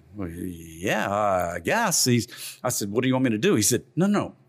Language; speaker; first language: English; native; English